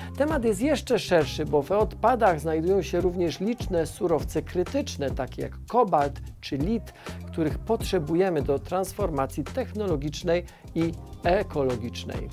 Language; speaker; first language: Polish; native; Polish